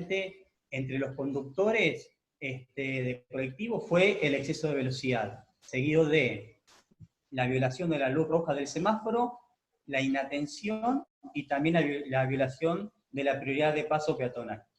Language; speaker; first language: Spanish; native; Spanish